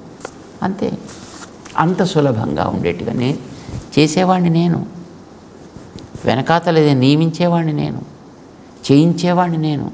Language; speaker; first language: Telugu; native; Telugu